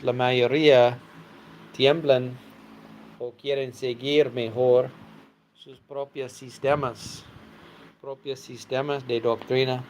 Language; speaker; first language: Spanish; non-native, fluent; English